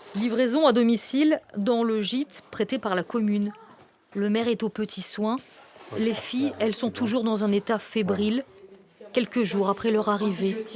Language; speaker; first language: French; native; French